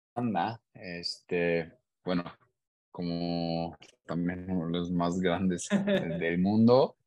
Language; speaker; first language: Spanish; non-native, learner; German